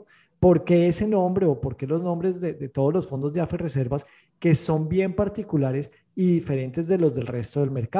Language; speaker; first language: Spanish; native; Spanish